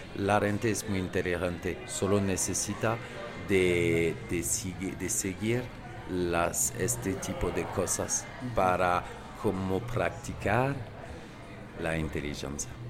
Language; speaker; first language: Spanish; non-native, learner; French